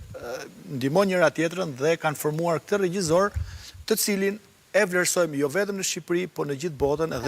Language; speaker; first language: Albanian; native; Albanian